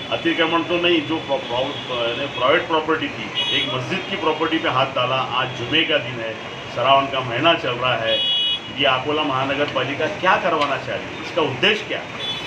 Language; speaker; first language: Hindi; non-native, local second language; Urdu